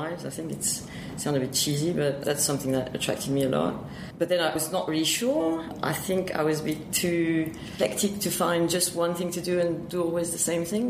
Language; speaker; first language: English; non-native, fluent; French